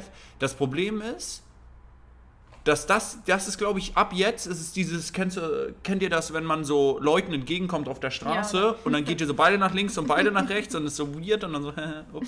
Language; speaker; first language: German; native; German